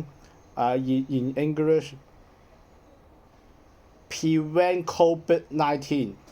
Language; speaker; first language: English; non-native, learner; Cantonese